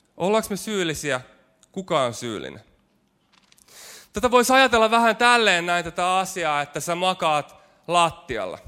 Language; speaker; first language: Finnish; native; Finnish